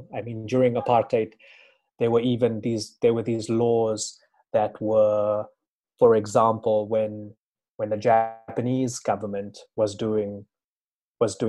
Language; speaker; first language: English; native; English